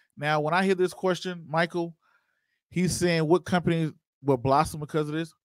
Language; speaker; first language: English; native; English